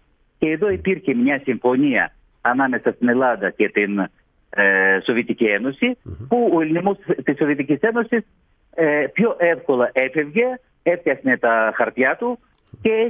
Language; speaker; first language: Greek; early bilingual, heritage; Greek